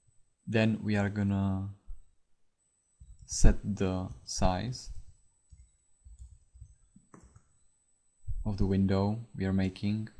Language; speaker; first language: English; non-native, fluent; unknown